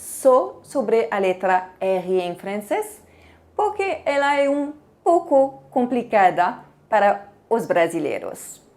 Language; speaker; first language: Portuguese; non-native, fluent; French